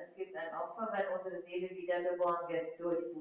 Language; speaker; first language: German; non-native, fluent; Russian